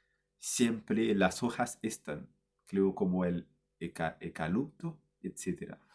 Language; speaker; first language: Spanish; non-native, fluent; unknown